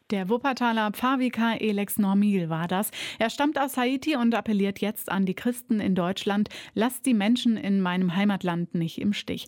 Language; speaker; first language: German; native; German